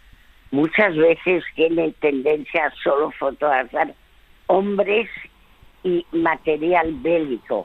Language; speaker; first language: Spanish; early bilingual, other home language; French